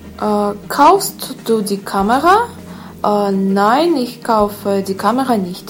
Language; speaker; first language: German; non-native, learner; Russian